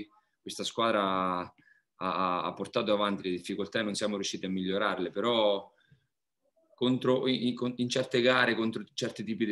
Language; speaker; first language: Italian; native; Italian